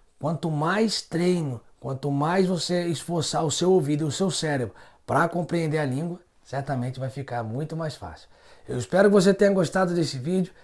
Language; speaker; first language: Portuguese; native; Portuguese